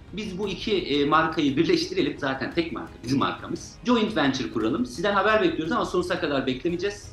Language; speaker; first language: Turkish; native; Turkish